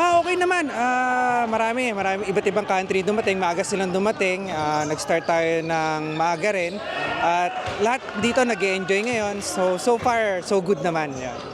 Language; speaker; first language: Filipino; native; Filipino